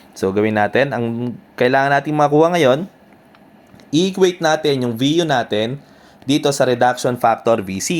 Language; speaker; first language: Filipino; native; Filipino